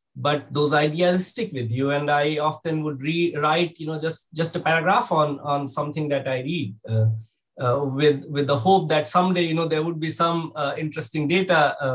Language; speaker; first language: English; non-native, local second language; Hindi